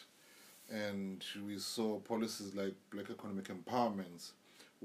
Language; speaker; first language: English; non-native, local second language; Zulu